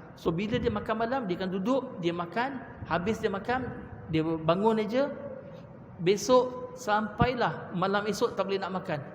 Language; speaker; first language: Malay; non-native, local second language; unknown